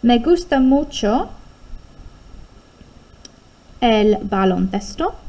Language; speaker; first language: Spanish; non-native, fluent; English